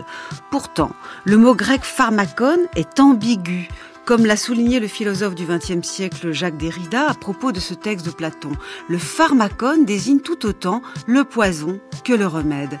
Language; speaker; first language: French; native; French